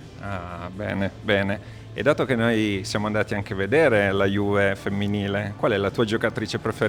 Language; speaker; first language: Italian; native; Italian